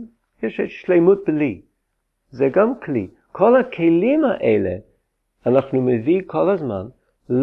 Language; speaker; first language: Hebrew; non-native, fluent; English